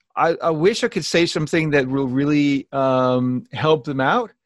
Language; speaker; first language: English; non-native, fluent; Danish